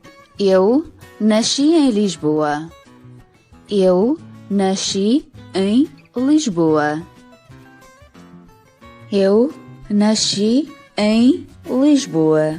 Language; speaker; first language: Portuguese; non-native, fluent; Nepali